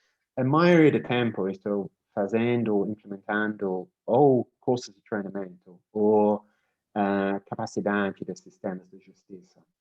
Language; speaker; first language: Portuguese; non-native, learner; English